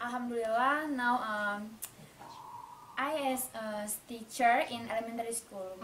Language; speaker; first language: English; non-native, learner; Indonesian